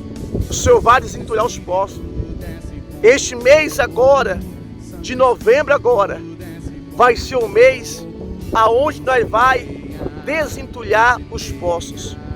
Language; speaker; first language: Portuguese; native; Portuguese